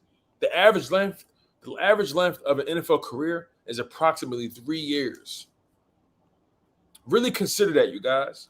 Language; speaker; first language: English; native; English